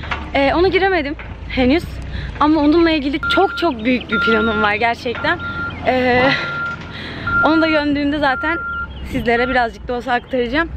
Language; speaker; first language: Turkish; native; Turkish